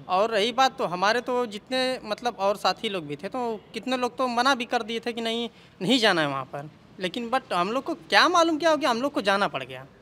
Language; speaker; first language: Hindi; native; Hindi